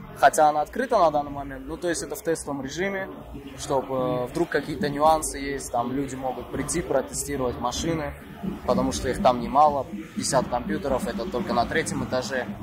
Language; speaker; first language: Russian; non-native, local second language; Uzbek